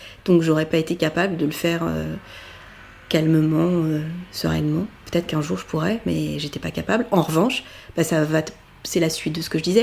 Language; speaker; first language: French; native; French